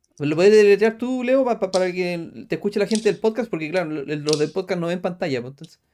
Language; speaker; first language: Spanish; native; Spanish